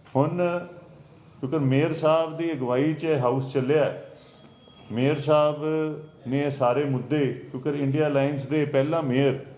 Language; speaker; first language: Hindi; non-native, local second language; Punjabi